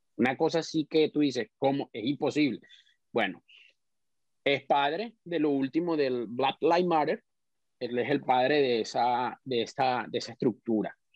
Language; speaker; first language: Spanish; native; Spanish